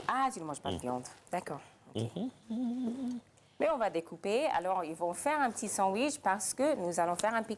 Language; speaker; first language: French; non-native, fluent; English